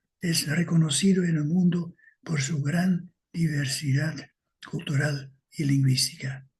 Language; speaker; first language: Spanish; non-native, fluent; Dutch